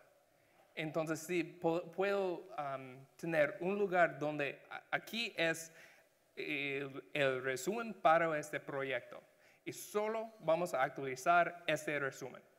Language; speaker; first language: Spanish; non-native, learner; English